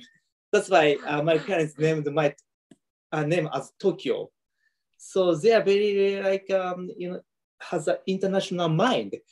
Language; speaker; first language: English; non-native, learner; Japanese